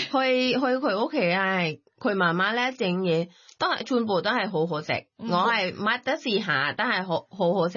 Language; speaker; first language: Cantonese; non-native, learner; Thai